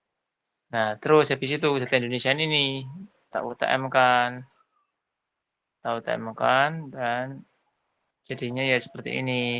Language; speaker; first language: Indonesian; non-native, local second language; Javanese